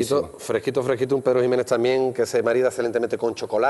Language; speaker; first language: Spanish; native; Spanish